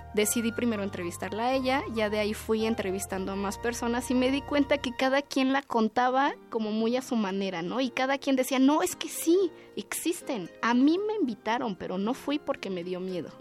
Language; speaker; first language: Spanish; native; Spanish